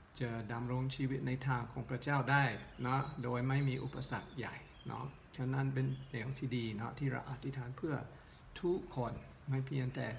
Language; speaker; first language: Thai; non-native, local second language; Northeastern Thai